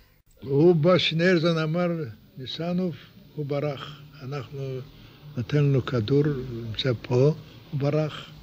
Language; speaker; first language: Hebrew; non-native, learner; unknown